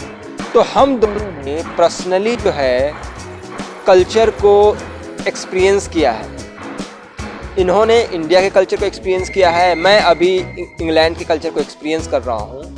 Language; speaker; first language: Hindi; native; Hindi